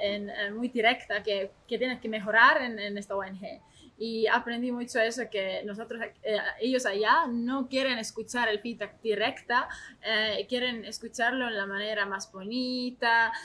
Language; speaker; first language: Spanish; non-native, learner; Estonian